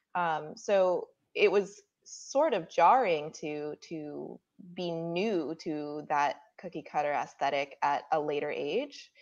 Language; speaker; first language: English; native; English